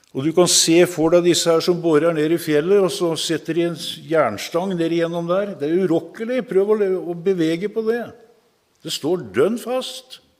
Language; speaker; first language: Norwegian; native; Norwegian